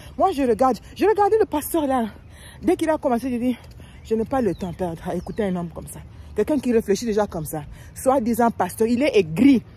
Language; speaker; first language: French; non-native, local second language; Lingala